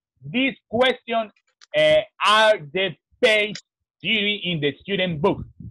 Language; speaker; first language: English; non-native, learner; Spanish